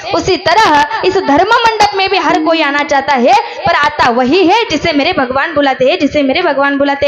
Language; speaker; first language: Hindi; non-native, local second language; Marathi